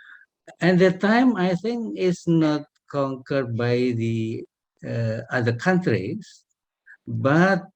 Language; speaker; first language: English; non-native, learner; Indonesian